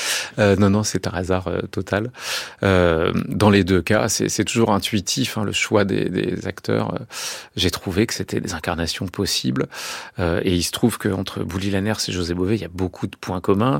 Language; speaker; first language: French; native; French